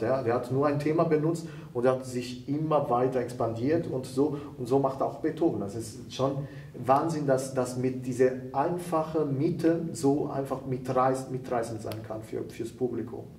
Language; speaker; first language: German; non-native, fluent; Italian